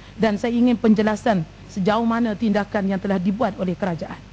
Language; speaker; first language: Malay; native; Malay